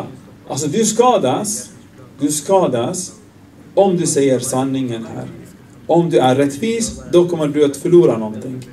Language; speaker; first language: Swedish; non-native, fluent; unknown